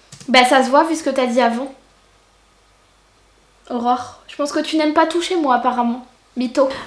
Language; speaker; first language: French; native; French